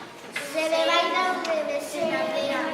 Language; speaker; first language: Basque; non-native, local second language; Spanish